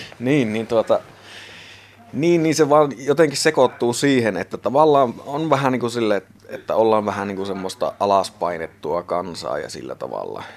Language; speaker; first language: Finnish; native; Finnish